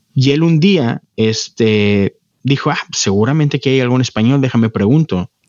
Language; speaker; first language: Spanish; native; Spanish